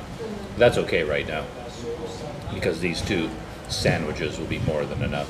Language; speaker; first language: English; native; English